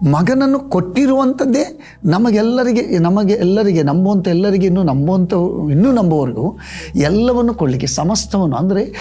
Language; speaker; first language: Kannada; native; Kannada